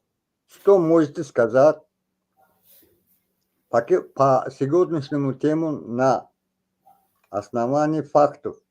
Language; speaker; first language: Russian; non-native, local second language; Tajik